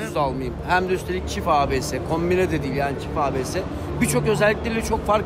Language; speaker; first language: Turkish; native; Turkish